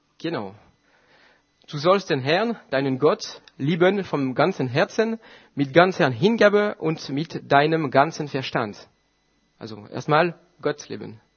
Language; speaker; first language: German; non-native, fluent; French